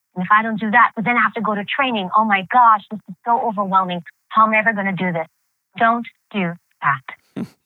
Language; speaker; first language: English; early bilingual, other home language; Greek